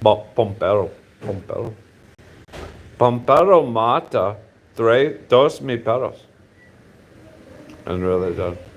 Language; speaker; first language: Spanish; non-native, learner; English